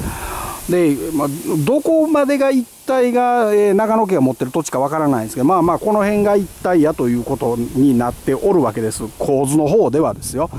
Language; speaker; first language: Japanese; native; Japanese